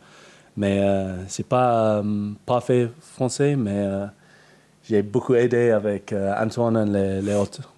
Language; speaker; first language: French; non-native, learner; English